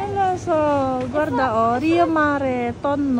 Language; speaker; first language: Italian; non-native, fluent; Filipino